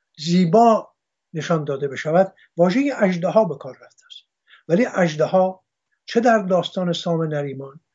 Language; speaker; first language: Persian; non-native, local second language; Armenian